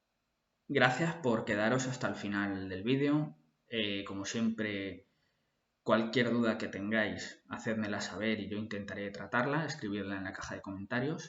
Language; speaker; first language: Spanish; native; Spanish